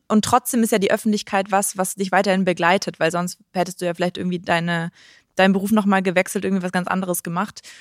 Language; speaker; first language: German; native; German